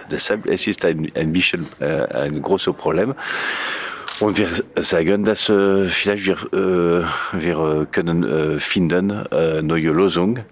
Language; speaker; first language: German; non-native, learner; Catalan